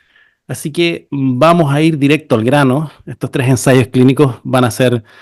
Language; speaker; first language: Spanish; native; Spanish